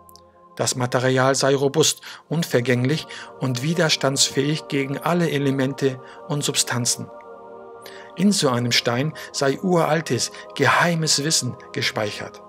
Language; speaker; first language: German; native; German